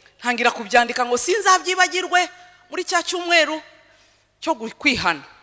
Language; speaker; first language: Kinyarwanda; early bilingual, heritage; Kinyarwanda